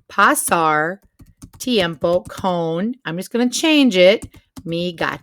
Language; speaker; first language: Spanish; non-native, fluent; English